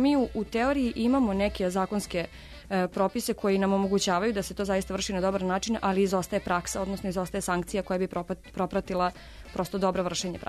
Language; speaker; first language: Serbian; native; Serbian